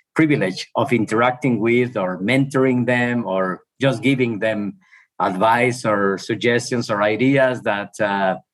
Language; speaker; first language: English; non-native, fluent; Spanish